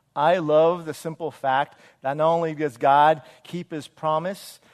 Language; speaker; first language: English; native; English